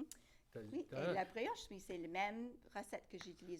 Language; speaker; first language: French; non-native, local second language; English